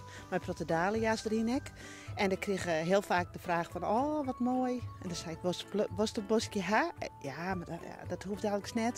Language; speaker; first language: Dutch; non-native, local second language; Western Frisian